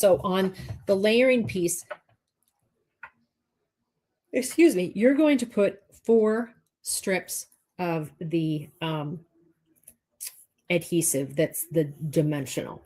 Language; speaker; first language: English; native; English